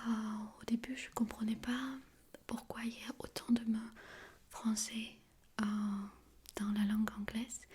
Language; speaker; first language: French; non-native, fluent; Armenian